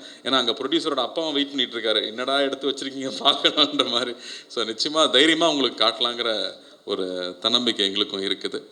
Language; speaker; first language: Tamil; native; Tamil